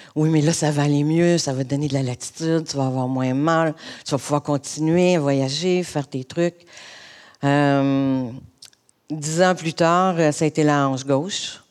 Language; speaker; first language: French; native; French